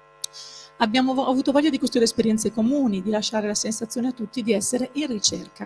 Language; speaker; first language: Italian; native; Italian